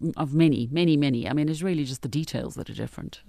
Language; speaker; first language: English; native; English